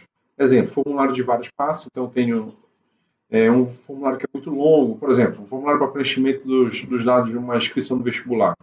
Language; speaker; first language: Portuguese; native; Portuguese